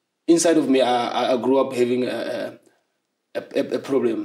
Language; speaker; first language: English; non-native, local second language; Zulu